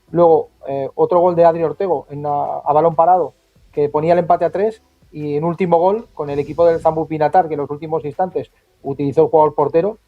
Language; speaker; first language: Spanish; native; Spanish